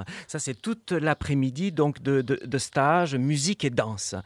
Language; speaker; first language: French; native; French